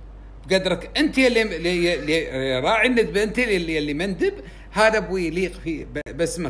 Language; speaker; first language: Arabic; native; Arabic